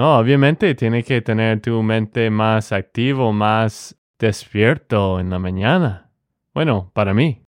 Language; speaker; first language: Spanish; non-native, fluent; English